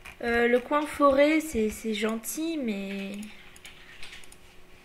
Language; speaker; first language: French; native; French